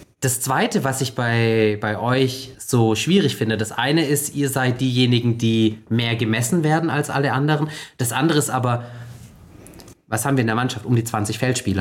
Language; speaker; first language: German; native; German